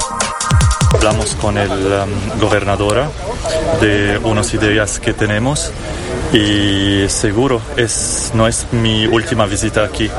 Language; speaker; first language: Spanish; non-native, fluent; Arabic